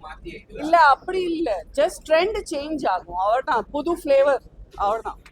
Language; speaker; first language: Tamil; non-native, fluent; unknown